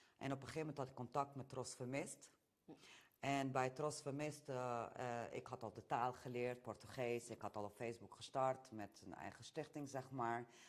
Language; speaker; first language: Dutch; early bilingual, other home language; Romany